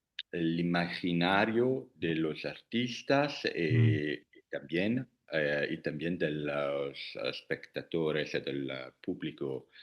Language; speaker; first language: Spanish; non-native, learner; Italian